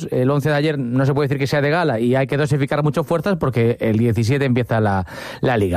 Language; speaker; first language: Spanish; native; Spanish